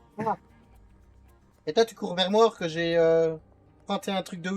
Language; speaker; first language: French; native; French